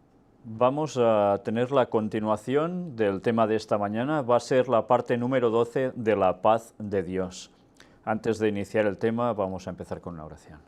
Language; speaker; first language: Spanish; native; Spanish